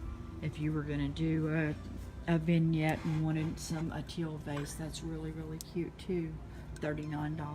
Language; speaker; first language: English; native; English